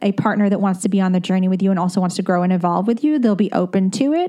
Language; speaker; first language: English; native; English